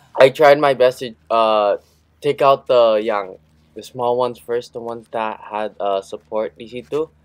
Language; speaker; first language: English; early bilingual, other home language; Indonesian